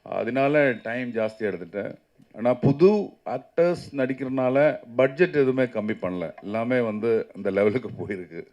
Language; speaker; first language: Tamil; non-native, learner; Malayalam